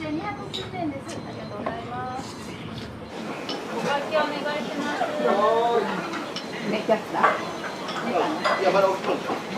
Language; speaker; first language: Japanese; native; Japanese